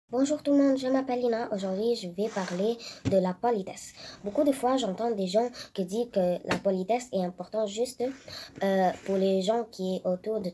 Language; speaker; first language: French; non-native, learner; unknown